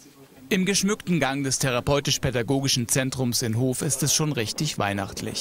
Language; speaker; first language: German; native; German